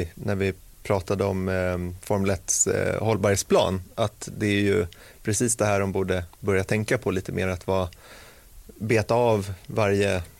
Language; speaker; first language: Swedish; native; Swedish